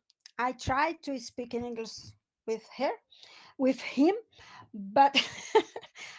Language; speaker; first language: English; non-native, learner; Portuguese